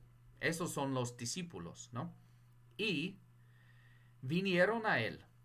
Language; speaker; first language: Spanish; non-native, fluent; English